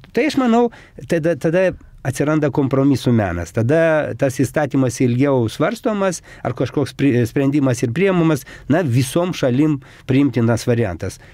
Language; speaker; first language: Lithuanian; native; Lithuanian